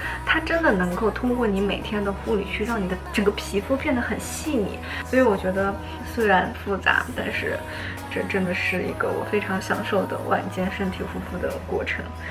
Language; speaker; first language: Chinese; native; Chinese